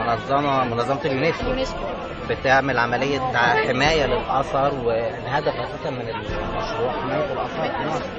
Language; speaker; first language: Arabic; native; Arabic